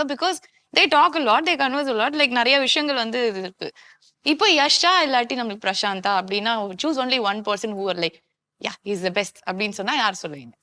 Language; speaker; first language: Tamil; native; Tamil